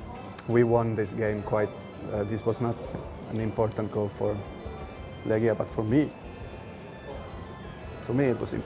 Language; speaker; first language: English; non-native, fluent; Finnish